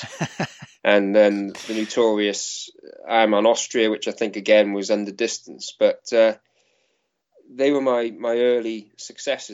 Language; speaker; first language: English; native; English